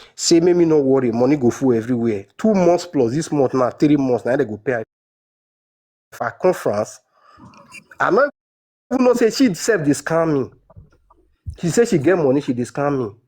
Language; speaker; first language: Nigerian Pidgin; non-native, local second language; Esan